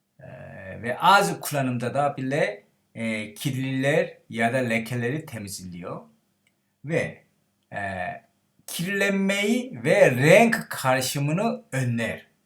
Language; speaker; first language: Turkish; non-native, learner; Korean